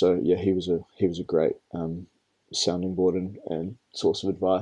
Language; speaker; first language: English; native; English